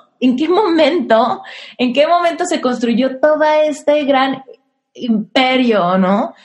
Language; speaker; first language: Spanish; native; Spanish